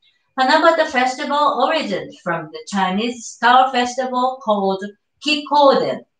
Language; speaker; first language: English; non-native, learner; Japanese